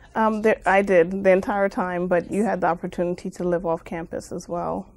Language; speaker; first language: English; native; English